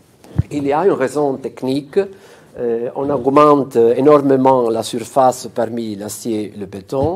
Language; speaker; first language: French; non-native, fluent; Italian